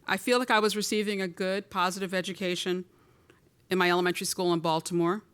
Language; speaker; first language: English; native; English